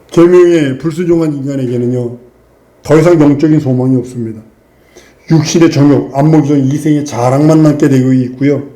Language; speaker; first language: Korean; native; Korean